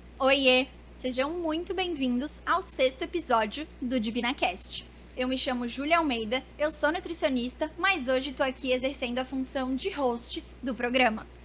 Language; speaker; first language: Portuguese; native; Portuguese